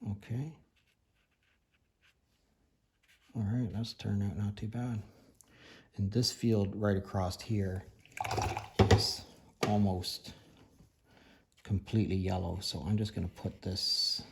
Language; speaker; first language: English; native; English